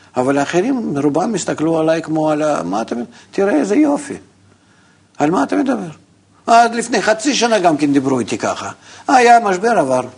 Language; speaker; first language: Hebrew; non-native, fluent; Russian